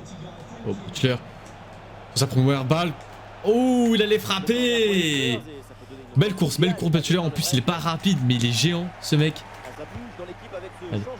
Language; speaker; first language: French; native; French